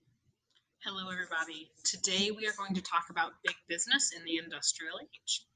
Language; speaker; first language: English; native; English